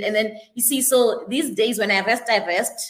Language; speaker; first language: English; non-native, local second language; Northern Sotho